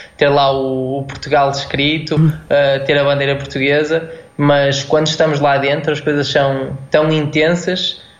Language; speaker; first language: Portuguese; native; Portuguese